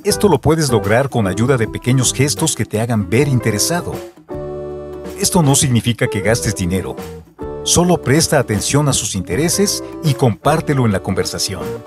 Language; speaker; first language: Spanish; native; Spanish